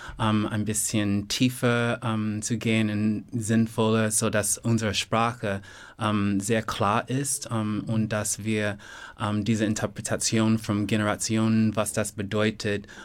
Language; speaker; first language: German; non-native, learner; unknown